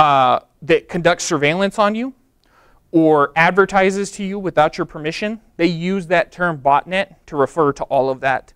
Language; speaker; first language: English; native; English